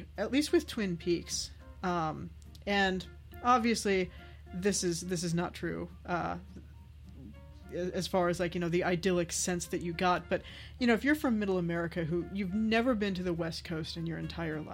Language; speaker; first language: English; native; English